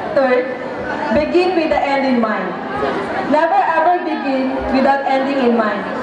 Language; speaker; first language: English; non-native, local second language; Filipino